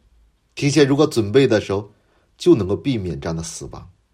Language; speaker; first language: Chinese; non-native, fluent; Korean